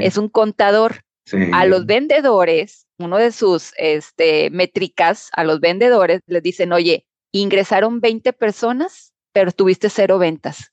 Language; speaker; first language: Spanish; native; Spanish